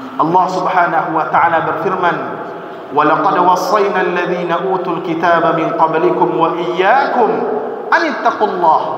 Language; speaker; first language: Malay; non-native, local second language; Minangkabau